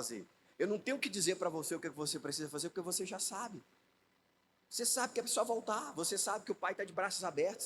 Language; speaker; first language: Portuguese; native; Portuguese